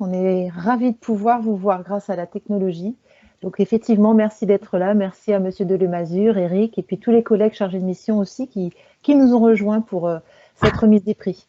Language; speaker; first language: French; native; French